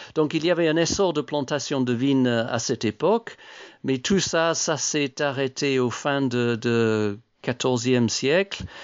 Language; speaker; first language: French; non-native, fluent; English